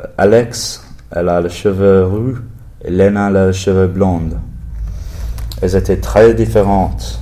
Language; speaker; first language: French; non-native, learner; English